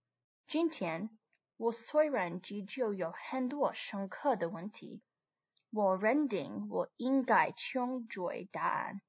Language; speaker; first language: Chinese; non-native, learner; English